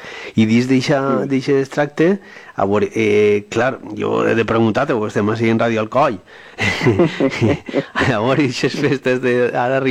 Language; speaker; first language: Catalan; native; Catalan